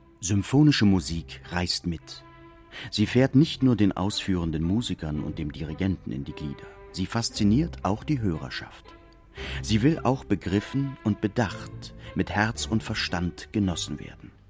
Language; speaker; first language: German; native; German